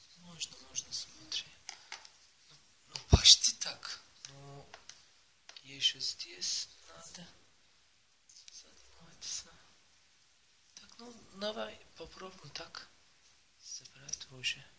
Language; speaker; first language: Russian; non-native, learner; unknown